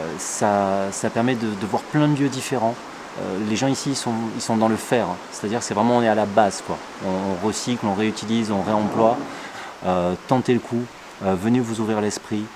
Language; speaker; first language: French; native; French